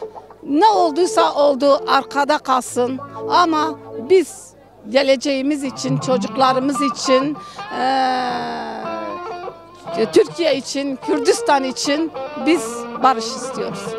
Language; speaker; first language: Turkish; non-native, local second language; Kurdish